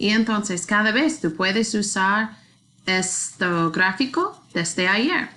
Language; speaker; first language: Spanish; non-native, learner; English